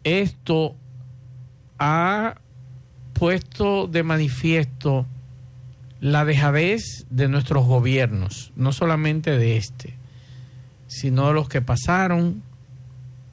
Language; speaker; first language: Spanish; native; Spanish